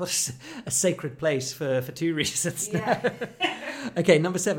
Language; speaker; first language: English; native; English